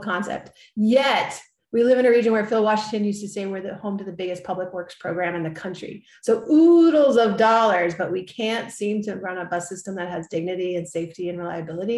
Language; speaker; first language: English; native; English